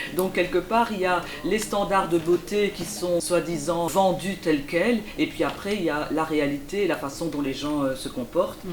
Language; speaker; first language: French; early bilingual, other home language; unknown